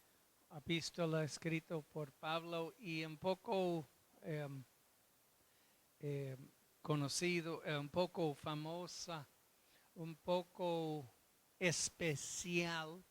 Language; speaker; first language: Spanish; non-native, fluent; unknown